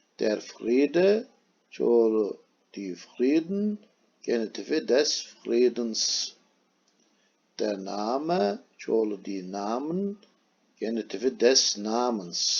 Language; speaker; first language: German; non-native, fluent; Turkish